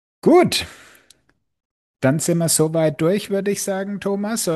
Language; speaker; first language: German; native; German